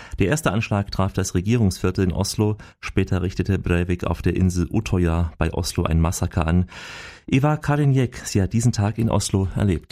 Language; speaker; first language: German; native; German